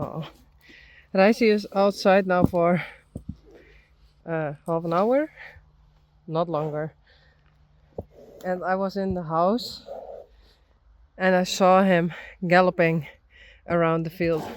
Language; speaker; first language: English; non-native, learner; Western Frisian